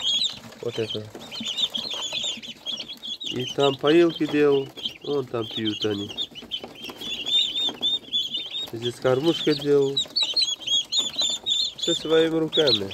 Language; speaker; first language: Russian; non-native, learner; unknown